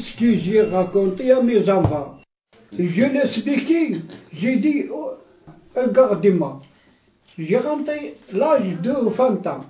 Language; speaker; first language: French; non-native, local second language; Arabic